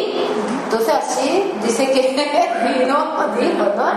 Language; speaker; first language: Spanish; non-native, learner; Japanese